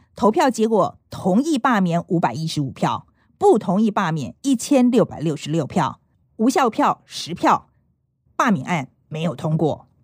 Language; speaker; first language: Chinese; native; Chinese